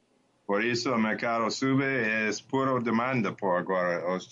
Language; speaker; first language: Portuguese; non-native, learner; Spanish